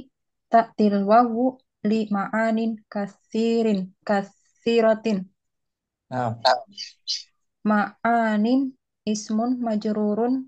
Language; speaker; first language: Arabic; non-native, learner; Indonesian